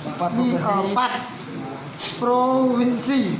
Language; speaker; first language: Indonesian; non-native, learner; Khmer